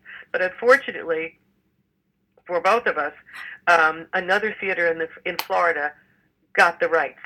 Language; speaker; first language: English; native; English